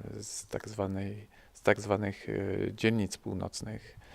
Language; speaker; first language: Polish; early bilingual, heritage; French